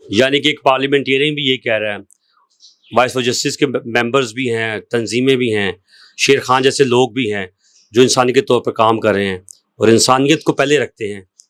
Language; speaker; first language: Urdu; non-native, local second language; Punjabi